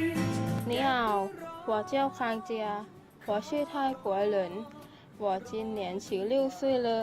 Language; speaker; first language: Chinese; non-native, learner; Thai